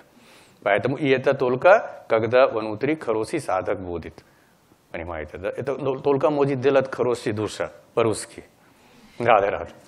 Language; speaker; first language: Russian; non-native, learner; Hindi